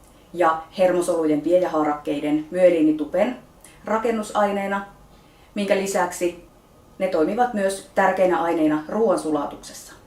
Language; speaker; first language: Finnish; native; Finnish